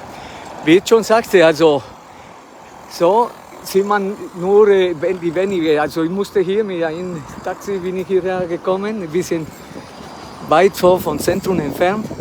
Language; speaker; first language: German; non-native, fluent; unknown